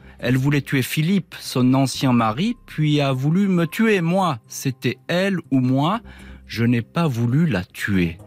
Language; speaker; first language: French; native; French